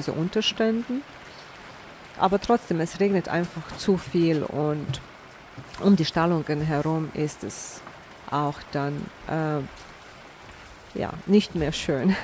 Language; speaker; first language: German; non-native, fluent; Bosnian